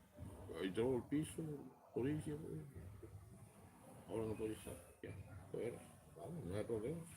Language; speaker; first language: Spanish; non-native, learner; Romanian